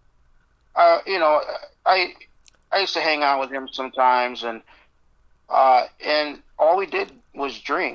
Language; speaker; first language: English; native; English